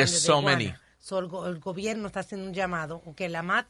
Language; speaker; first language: Spanish; early bilingual, heritage; Spanish